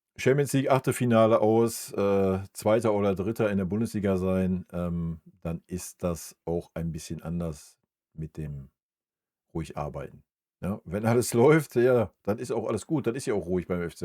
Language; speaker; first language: German; native; German